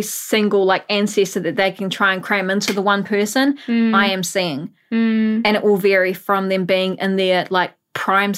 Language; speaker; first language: English; native; English